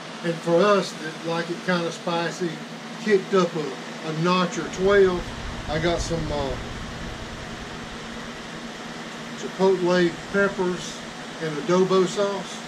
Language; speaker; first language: English; native; English